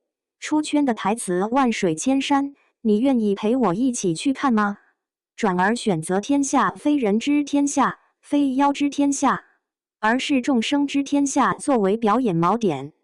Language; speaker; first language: Chinese; native; Chinese